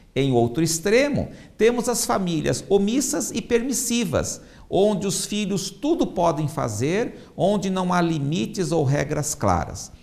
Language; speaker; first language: Portuguese; native; Portuguese